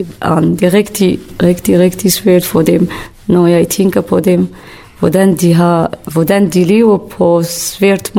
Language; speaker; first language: Danish; non-native, learner; Kurdish